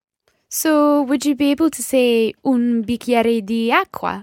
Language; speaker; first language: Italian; non-native, learner; English